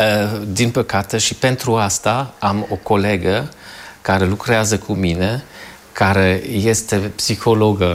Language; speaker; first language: Romanian; non-native, fluent; German